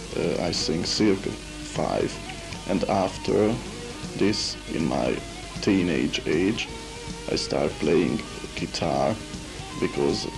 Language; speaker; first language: English; non-native, learner; Hungarian